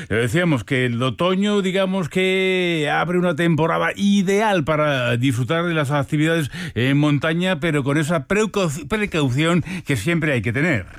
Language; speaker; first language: Spanish; native; Spanish